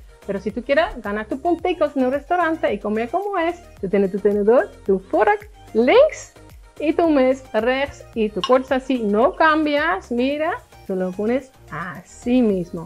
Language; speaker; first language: Spanish; non-native, fluent; Dutch